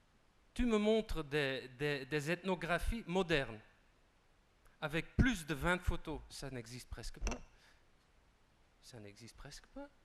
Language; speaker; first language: French; non-native, local second language; Dutch